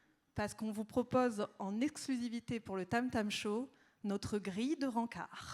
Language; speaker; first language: French; native; French